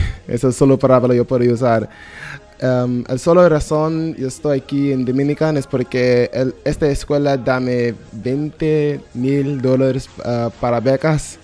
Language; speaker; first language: Spanish; non-native, learner; English